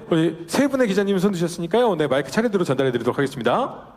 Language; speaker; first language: Korean; native; Korean